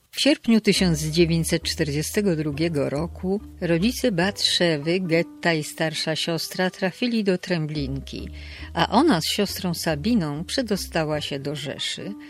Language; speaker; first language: Polish; native; Polish